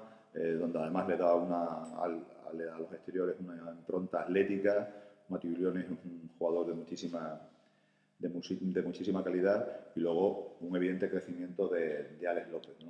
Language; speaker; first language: Spanish; native; Spanish